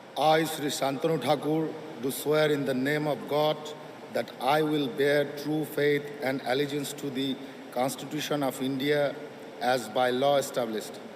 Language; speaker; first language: English; non-native, local second language; Bangla